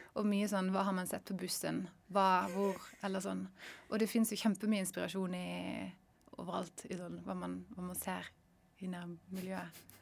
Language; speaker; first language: Norwegian; native; Norwegian